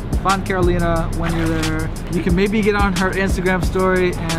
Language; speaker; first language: English; native; English